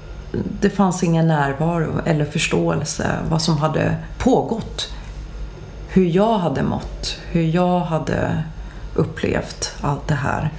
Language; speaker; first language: Swedish; early bilingual, other home language; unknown